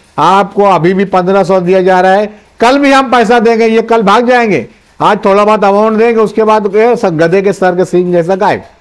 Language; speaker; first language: Hindi; native; Hindi